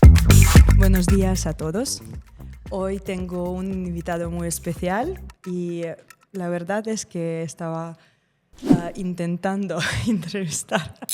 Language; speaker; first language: Spanish; non-native, fluent; Ukrainian